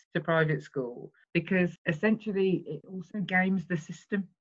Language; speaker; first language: English; native; English